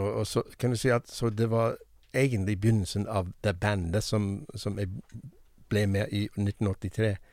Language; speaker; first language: Norwegian; non-native, fluent; English